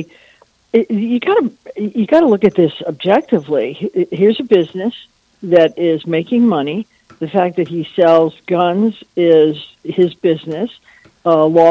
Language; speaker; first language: English; native; English